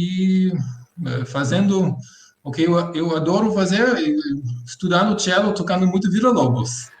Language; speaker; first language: Portuguese; non-native, fluent; English